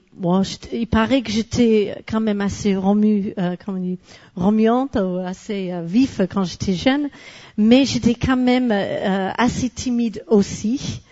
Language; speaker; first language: French; non-native, fluent; English